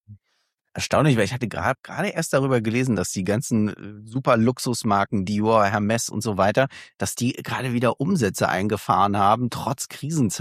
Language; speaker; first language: German; native; German